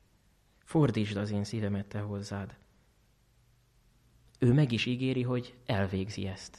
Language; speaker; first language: Hungarian; native; Hungarian